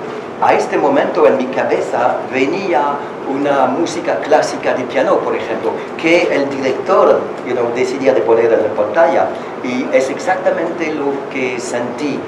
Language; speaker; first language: Spanish; non-native, learner; French